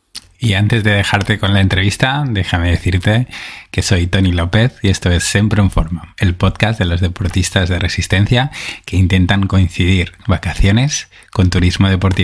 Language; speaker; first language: Spanish; native; Spanish